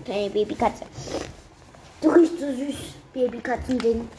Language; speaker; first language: German; native; German